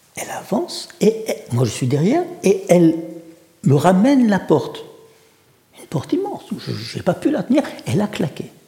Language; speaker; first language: French; early bilingual, other home language; Russian